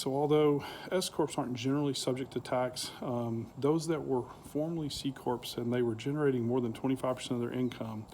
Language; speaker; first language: English; native; English